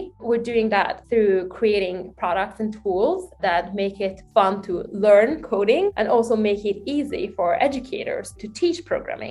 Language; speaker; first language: English; non-native, fluent; Hungarian